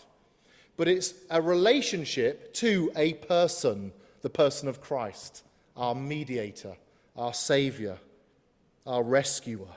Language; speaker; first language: English; native; English